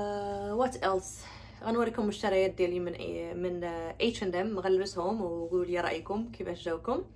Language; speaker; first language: Arabic; native; Arabic